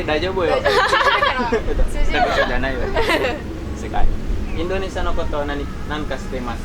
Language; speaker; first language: Japanese; non-native, learner; Indonesian